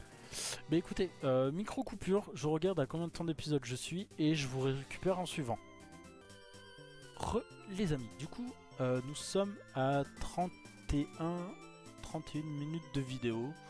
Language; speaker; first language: French; native; French